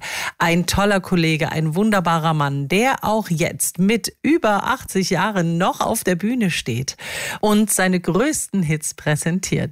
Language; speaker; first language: German; native; German